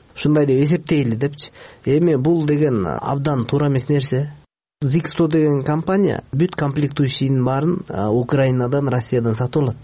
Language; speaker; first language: Kyrgyz; native; Kyrgyz